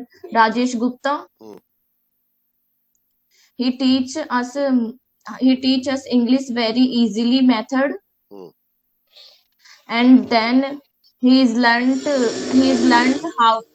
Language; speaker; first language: English; non-native, learner; Hindi